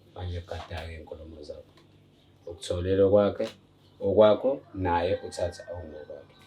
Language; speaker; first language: Zulu; native; Zulu